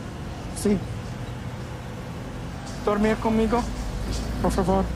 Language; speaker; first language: Spanish; non-native, learner; English